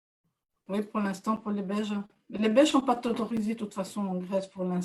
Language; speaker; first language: French; native; French